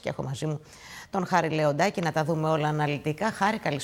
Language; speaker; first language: Greek; native; Greek